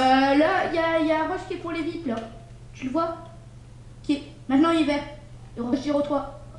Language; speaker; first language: French; native; French